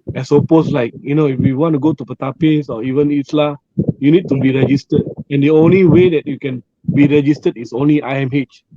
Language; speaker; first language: English; non-native, local second language; Malay